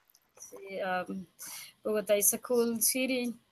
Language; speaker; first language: English; non-native, learner; Spanish